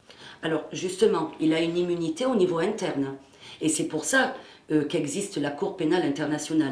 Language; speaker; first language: French; native; French